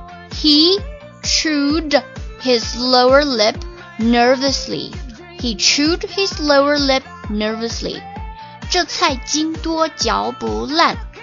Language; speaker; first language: English; non-native, fluent; Chinese